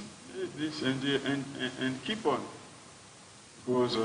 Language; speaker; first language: English; non-native, learner; French